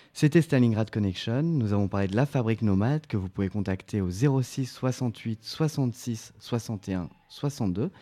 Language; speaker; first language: French; native; French